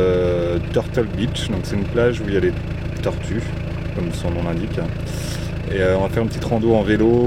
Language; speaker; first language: French; native; French